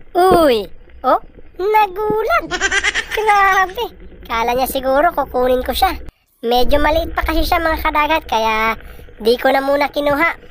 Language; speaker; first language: Filipino; non-native, local second language; Cebuano